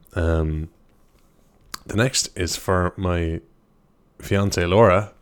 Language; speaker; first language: English; native; English